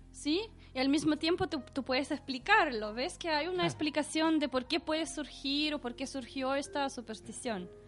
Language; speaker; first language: Spanish; non-native, fluent; Russian